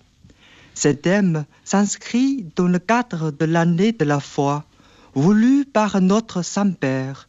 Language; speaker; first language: French; non-native, fluent; Chinese